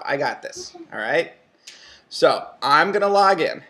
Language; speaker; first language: English; native; English